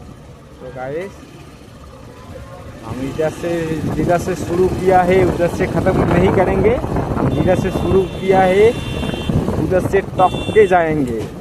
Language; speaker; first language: Hindi; non-native, local second language; Bangla